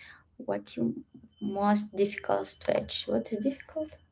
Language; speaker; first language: English; non-native, learner; Russian